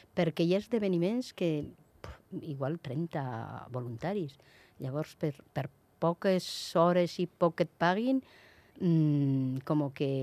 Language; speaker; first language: Catalan; non-native, local second language; Spanish